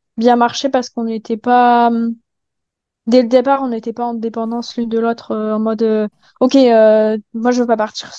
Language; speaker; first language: French; native; French